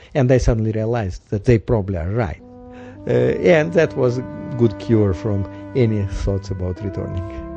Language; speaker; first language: English; non-native, fluent; Russian